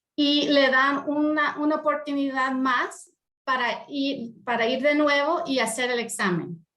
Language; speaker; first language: Spanish; early bilingual, heritage; Spanish